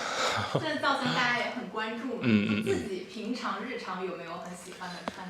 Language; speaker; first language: Chinese; native; Chinese